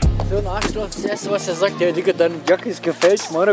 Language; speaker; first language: German; early bilingual, other home language; Turkish